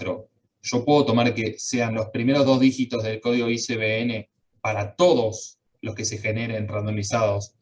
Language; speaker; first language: Spanish; native; Spanish